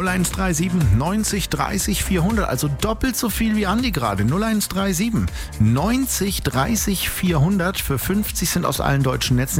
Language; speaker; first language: German; native; German